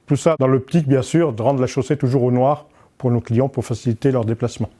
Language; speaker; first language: French; native; French